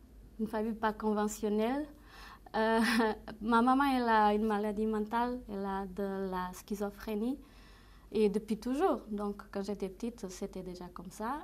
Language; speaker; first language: French; non-native, fluent; Portuguese